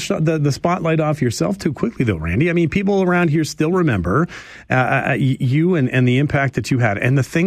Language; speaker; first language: English; native; English